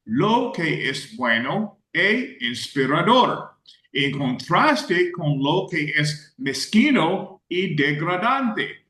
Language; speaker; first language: Spanish; non-native, fluent; English